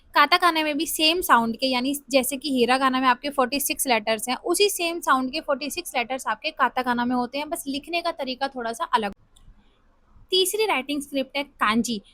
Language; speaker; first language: Hindi; native; Hindi